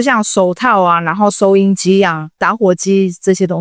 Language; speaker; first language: Chinese; native; Chinese